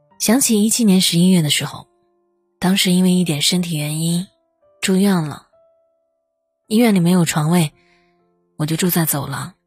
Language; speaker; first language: Chinese; native; Chinese